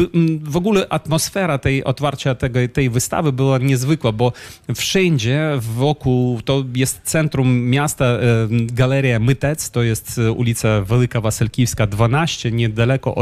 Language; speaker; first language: Polish; non-native, fluent; Ukrainian